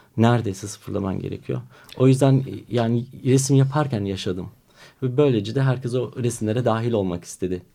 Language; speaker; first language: Turkish; early bilingual, heritage; Turkish